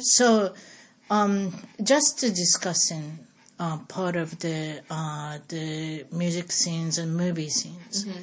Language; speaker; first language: English; non-native, fluent; Japanese